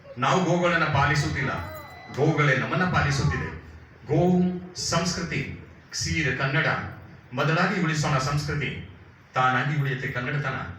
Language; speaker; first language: Kannada; non-native, local second language; Hindi